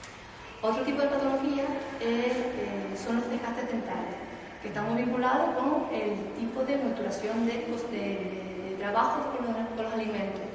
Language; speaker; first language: Spanish; native; Spanish